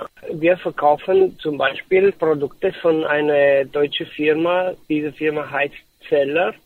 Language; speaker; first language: German; non-native, learner; Romanian